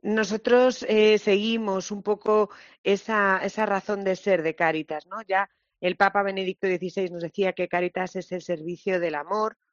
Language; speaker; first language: Spanish; native; Spanish